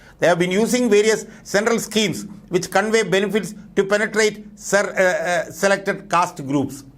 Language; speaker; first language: English; non-native, local second language; Malayalam